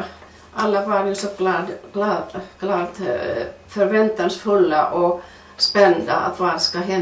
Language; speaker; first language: Swedish; non-native, fluent; Finnish